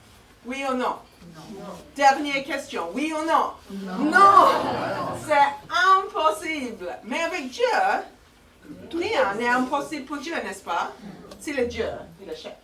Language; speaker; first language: French; non-native, fluent; English